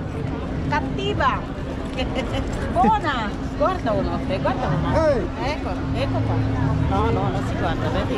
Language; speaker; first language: Italian; non-native, learner; Filipino